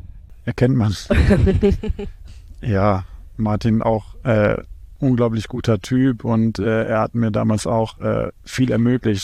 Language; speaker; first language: German; native; German